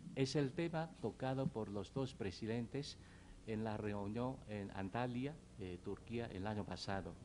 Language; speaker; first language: Spanish; non-native, fluent; Chinese